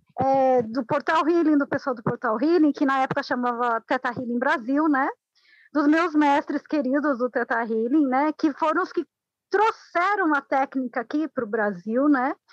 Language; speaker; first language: Portuguese; non-native, fluent; Spanish